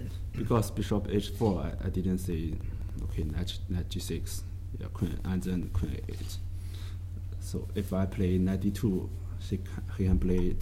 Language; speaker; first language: English; non-native, learner; Chinese